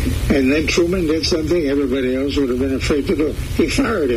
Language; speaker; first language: English; early bilingual, other home language; Spanish